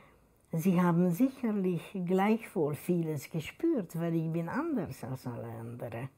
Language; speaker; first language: German; non-native, fluent; Hungarian